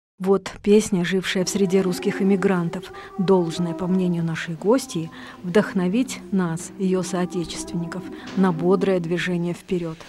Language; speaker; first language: Russian; native; Russian